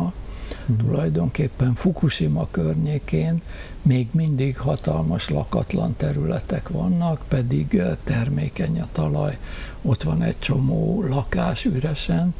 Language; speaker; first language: Hungarian; native; Hungarian